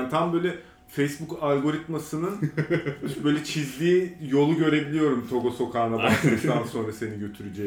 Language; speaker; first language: Turkish; native; Turkish